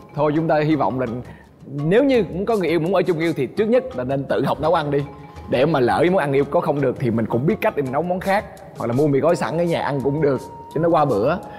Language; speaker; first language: Vietnamese; native; Vietnamese